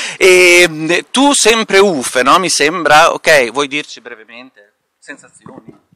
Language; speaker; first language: Italian; native; Italian